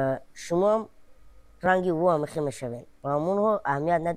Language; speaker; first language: Persian; native; Persian